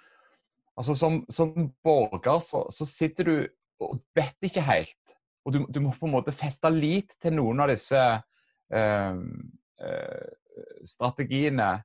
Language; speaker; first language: Norwegian; native; Norwegian